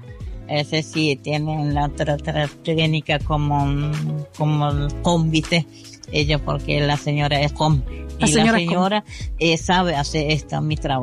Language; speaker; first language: Spanish; non-native, local second language; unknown